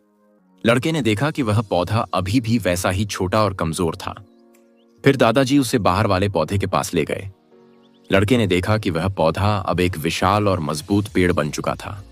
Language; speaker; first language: Hindi; native; Hindi